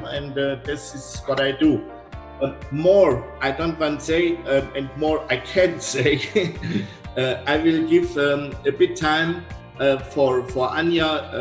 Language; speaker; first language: English; non-native, learner; German